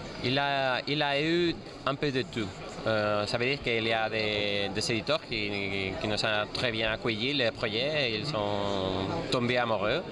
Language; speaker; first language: French; non-native, fluent; Spanish